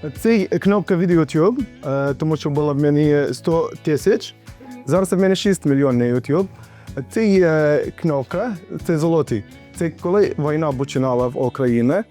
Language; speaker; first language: Ukrainian; non-native, learner; Arabic